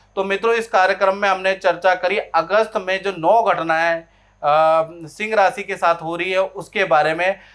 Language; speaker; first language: Hindi; native; Hindi